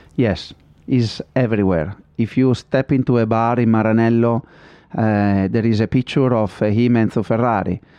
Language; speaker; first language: English; non-native, fluent; Italian